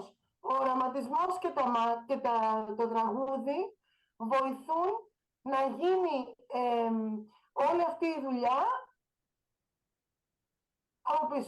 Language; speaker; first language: Greek; native; Greek